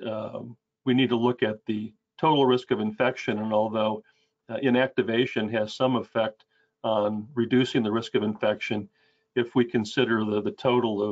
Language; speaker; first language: English; native; English